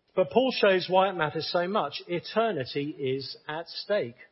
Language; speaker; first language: English; native; English